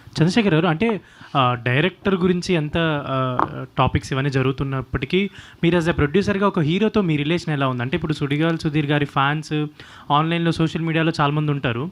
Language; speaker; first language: Telugu; native; Telugu